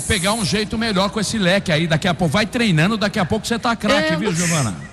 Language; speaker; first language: Portuguese; native; Portuguese